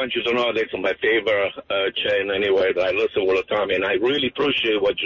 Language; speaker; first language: English; non-native, fluent; Italian